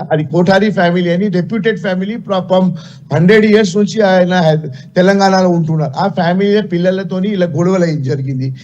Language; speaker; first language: Telugu; non-native, local second language; Gujarati